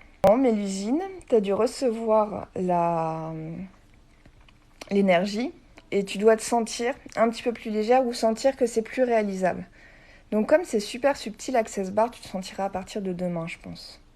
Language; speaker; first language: French; native; French